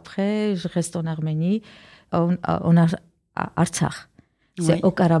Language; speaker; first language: French; non-native, learner; Armenian